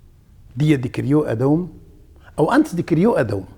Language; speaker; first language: Portuguese; non-native, learner; Arabic